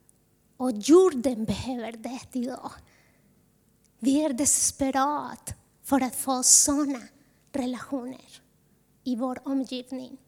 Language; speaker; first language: Swedish; non-native, fluent; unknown